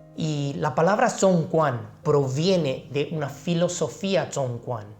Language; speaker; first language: Spanish; non-native, fluent; Chinese